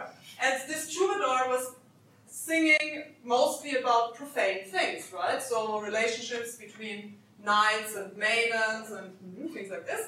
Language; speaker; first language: English; non-native, fluent; German